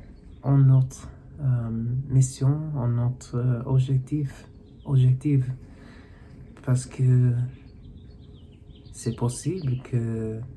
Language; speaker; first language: French; non-native, learner; English